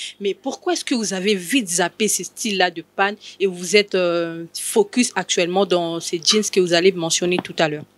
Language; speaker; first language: French; non-native, local second language; Lingala